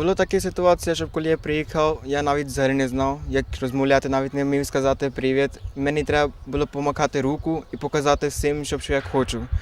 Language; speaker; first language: Ukrainian; non-native, learner; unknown